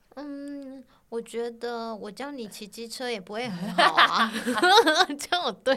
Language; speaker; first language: Chinese; native; Chinese